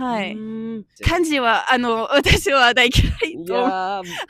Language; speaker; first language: Japanese; non-native, learner; French